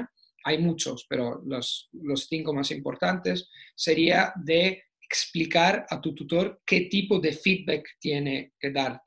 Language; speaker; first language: Spanish; non-native, fluent; Italian